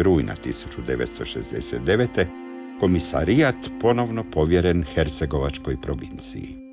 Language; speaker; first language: Croatian; native; Croatian